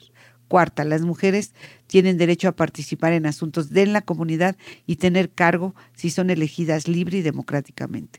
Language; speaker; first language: Spanish; native; Spanish